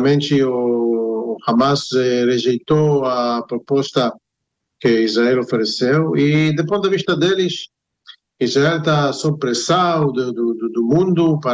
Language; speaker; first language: Portuguese; non-native, fluent; Hebrew